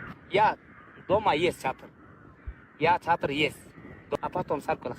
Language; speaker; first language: Russian; non-native, learner; Kyrgyz